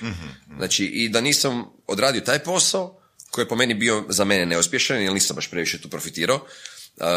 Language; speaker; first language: Croatian; native; Croatian